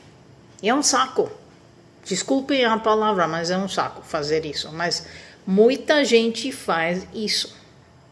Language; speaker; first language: Portuguese; non-native, fluent; Spanish